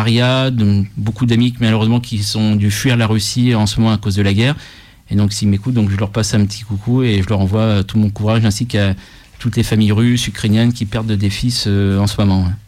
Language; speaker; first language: French; native; French